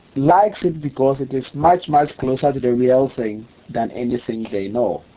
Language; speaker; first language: English; non-native, local second language; Akan